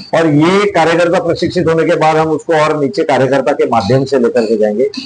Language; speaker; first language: Hindi; non-native, local second language; Marathi